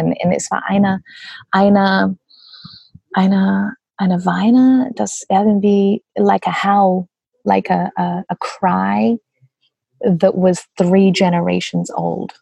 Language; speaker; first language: German; non-native, learner; English